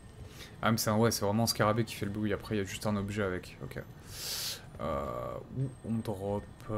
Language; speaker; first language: French; native; French